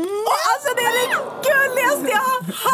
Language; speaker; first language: Swedish; native; Swedish